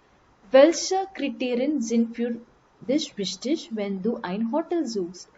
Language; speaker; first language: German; non-native, learner; Marathi